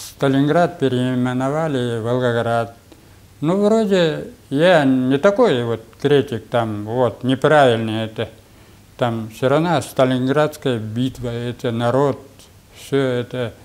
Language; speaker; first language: Russian; non-native, local second language; Bashkir